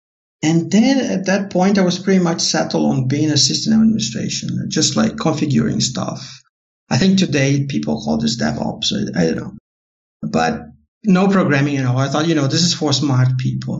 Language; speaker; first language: English; non-native, fluent; Portuguese